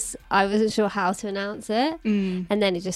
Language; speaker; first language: English; native; English